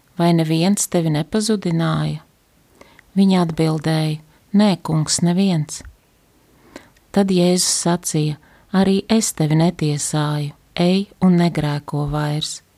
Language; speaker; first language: Latvian; native; Latvian